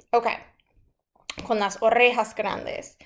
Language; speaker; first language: Spanish; non-native, fluent; English